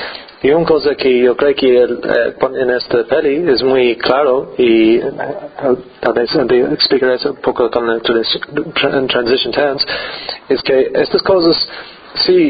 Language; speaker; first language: Spanish; non-native, learner; English